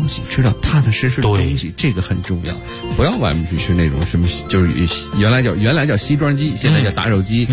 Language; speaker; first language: Chinese; native; Chinese